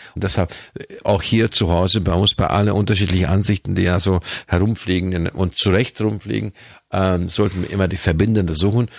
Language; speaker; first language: German; non-native, fluent; Hungarian